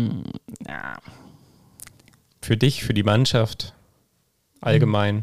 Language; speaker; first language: German; native; German